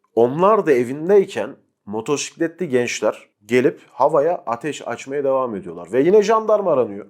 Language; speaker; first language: Turkish; native; Turkish